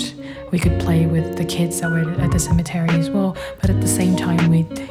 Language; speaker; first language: English; non-native, local second language; Filipino